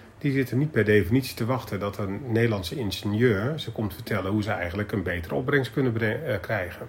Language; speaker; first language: Dutch; native; Dutch